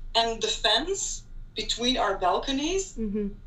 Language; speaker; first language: English; non-native, fluent; Hebrew